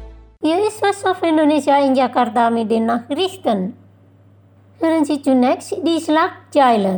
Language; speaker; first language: German; non-native, fluent; Indonesian